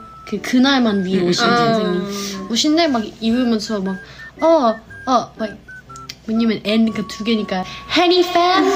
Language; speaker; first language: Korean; early bilingual, heritage; Korean